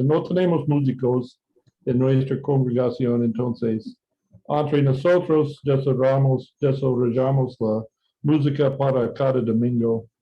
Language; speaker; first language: Spanish; non-native, fluent; English